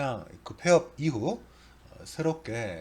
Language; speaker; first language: Korean; native; Korean